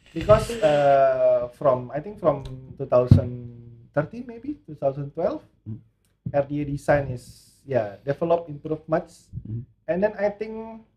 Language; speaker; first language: English; non-native, learner; Indonesian